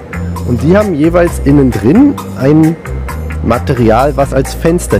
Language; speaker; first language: German; native; German